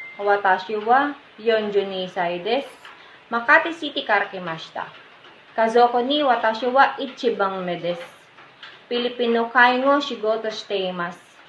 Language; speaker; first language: Japanese; non-native, learner; Filipino